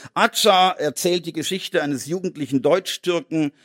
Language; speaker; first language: German; native; German